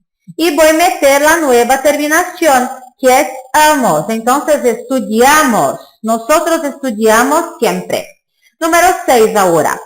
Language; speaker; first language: Spanish; non-native, fluent; Portuguese